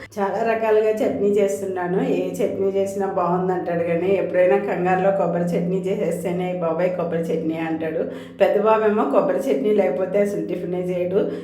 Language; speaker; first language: Telugu; non-native, local second language; Tamil